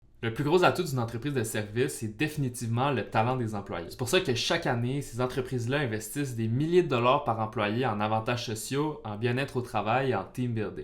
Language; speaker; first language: French; native; French